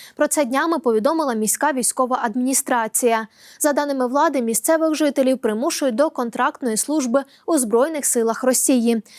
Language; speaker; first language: Ukrainian; native; Ukrainian